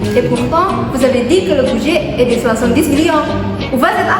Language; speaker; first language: French; non-native, learner; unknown